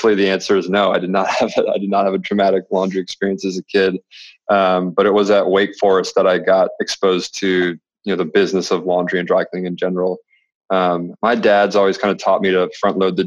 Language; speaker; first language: English; native; English